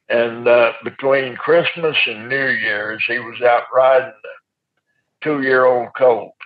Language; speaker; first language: English; native; English